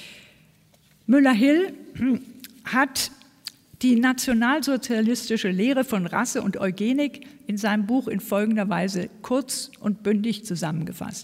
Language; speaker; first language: German; native; German